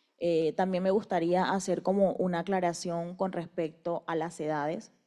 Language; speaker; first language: Spanish; native; Spanish